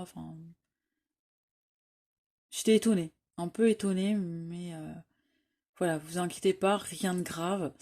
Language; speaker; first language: French; native; French